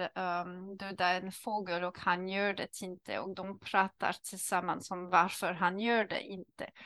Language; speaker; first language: Swedish; non-native, learner; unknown